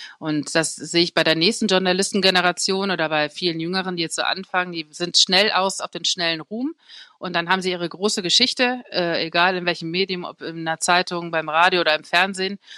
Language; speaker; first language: German; native; German